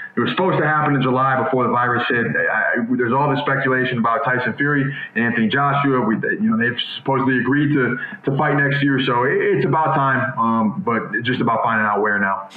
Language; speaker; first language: English; native; English